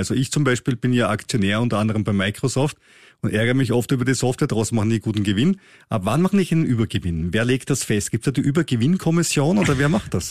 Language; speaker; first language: German; native; German